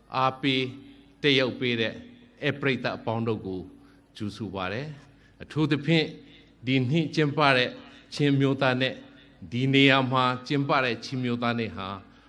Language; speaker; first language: Burmese; non-native, local second language; Hakha Chin